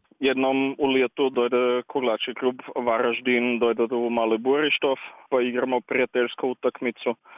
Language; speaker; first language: Croatian; native; Croatian